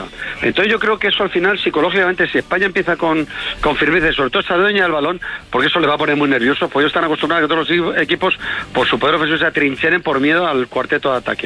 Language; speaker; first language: Spanish; native; Spanish